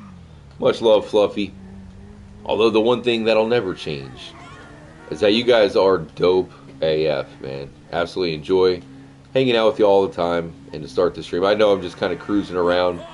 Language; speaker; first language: English; native; English